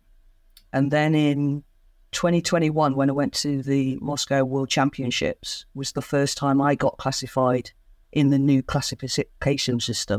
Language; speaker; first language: English; native; English